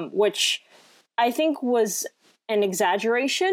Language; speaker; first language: English; non-native, local second language; Cantonese